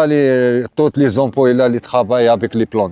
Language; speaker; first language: French; non-native, learner; Arabic